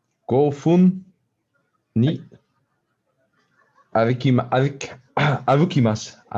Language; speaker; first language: Japanese; non-native, learner; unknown